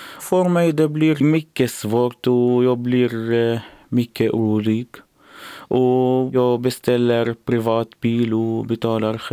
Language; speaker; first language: Swedish; non-native, learner; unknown